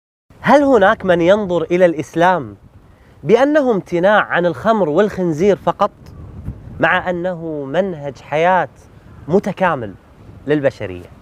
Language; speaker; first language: Arabic; native; Arabic